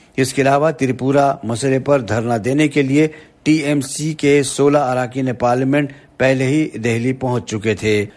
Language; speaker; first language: Urdu; native; Urdu